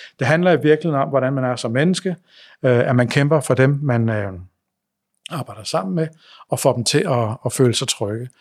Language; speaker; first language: Danish; native; Danish